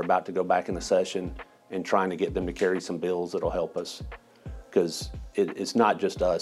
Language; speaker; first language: English; native; English